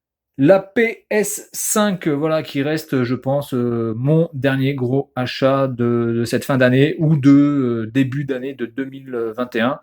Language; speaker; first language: French; native; French